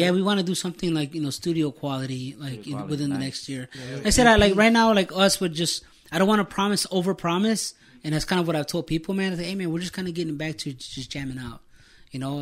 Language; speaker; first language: English; early bilingual, other home language; Spanish